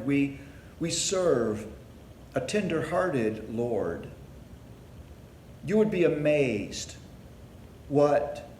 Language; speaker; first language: English; native; English